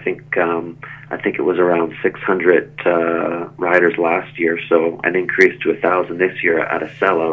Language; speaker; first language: English; native; English